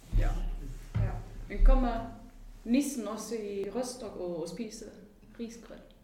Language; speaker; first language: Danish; non-native, fluent; German